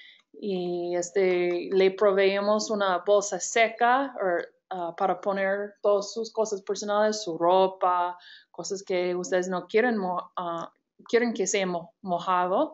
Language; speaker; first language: Spanish; non-native, fluent; English